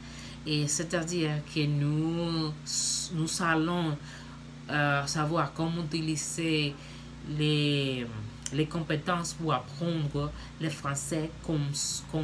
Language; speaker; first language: French; non-native, learner; Spanish